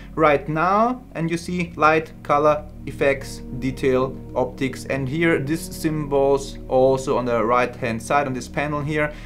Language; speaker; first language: English; non-native, fluent; German